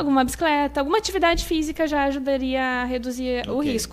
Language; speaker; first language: Portuguese; native; Portuguese